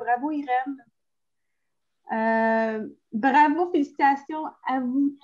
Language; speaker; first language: French; native; French